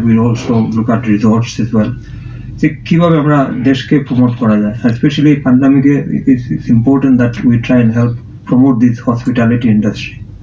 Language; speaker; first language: Bangla; early bilingual, heritage; Bangla